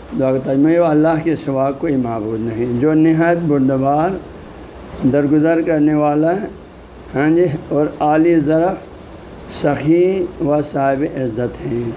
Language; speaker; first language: Urdu; non-native, local second language; Balti